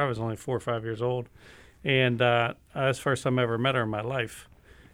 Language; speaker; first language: English; native; English